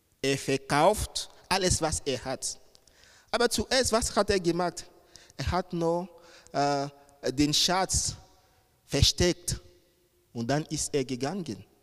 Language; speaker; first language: German; non-native, fluent; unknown